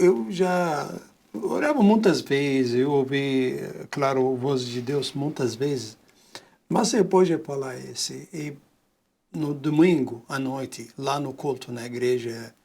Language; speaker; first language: Portuguese; non-native, learner; Arabic